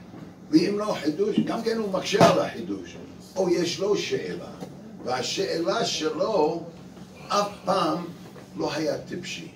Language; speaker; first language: Hebrew; non-native, fluent; English